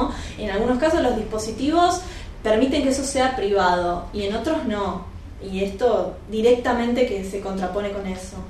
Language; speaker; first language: Spanish; native; Spanish